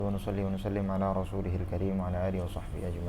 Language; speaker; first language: Arabic; non-native, fluent; Indonesian